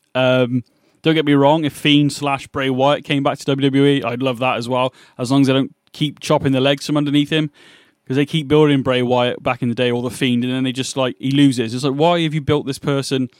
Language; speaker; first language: English; native; English